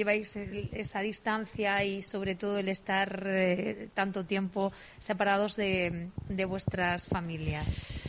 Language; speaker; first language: Spanish; native; Spanish